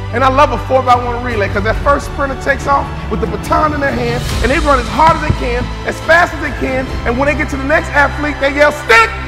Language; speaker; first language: English; native; English